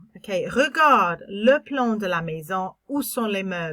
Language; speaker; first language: French; non-native, fluent; English